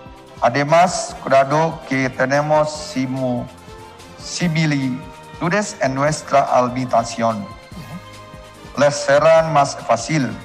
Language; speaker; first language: Spanish; non-native, learner; Indonesian